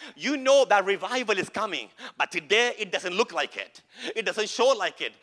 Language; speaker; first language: English; non-native, local second language; Malayalam